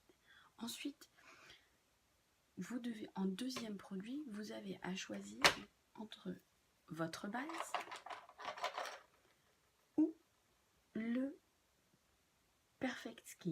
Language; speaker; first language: French; native; French